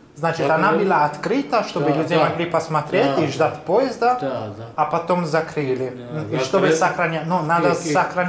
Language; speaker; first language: Russian; non-native, fluent; Italian